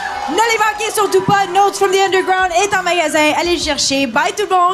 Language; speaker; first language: French; native; French